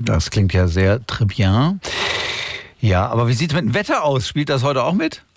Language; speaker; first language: German; native; German